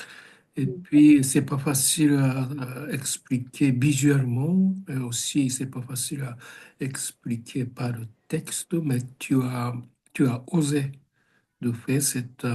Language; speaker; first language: French; non-native, learner; Japanese